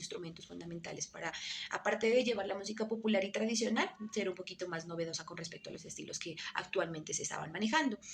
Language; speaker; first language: Spanish; native; Spanish